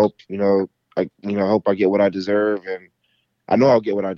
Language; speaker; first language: English; native; English